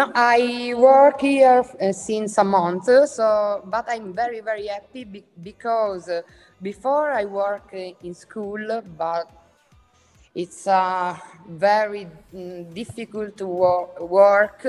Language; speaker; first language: English; non-native, learner; Italian